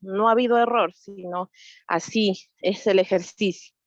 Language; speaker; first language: Spanish; native; Spanish